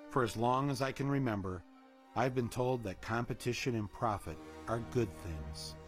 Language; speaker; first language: English; native; English